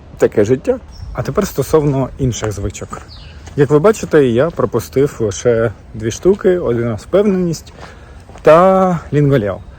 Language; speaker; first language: Ukrainian; non-native, local second language; Russian